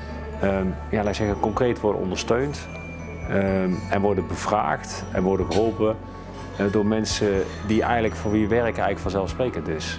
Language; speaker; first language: Dutch; native; Dutch